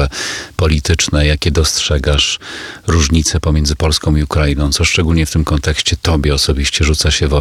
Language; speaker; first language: Polish; native; Polish